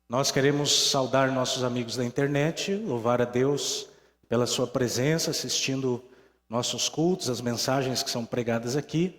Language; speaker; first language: Portuguese; native; Portuguese